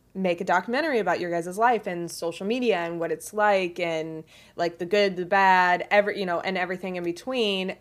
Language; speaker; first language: English; native; English